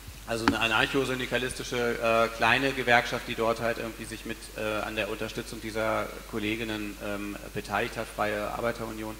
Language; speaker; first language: German; native; German